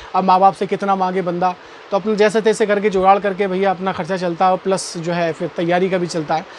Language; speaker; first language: Hindi; native; Hindi